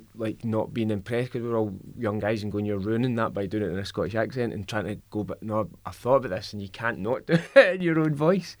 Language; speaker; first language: English; native; English